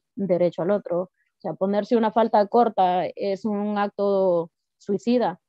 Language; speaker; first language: Spanish; native; Spanish